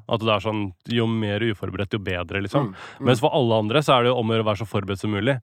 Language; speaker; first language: Norwegian; native; Norwegian